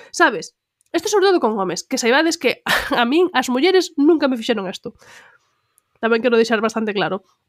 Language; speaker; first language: Galician; non-native, local second language; Spanish